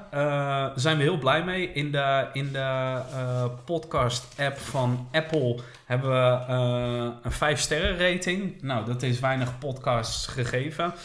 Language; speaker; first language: Dutch; native; Dutch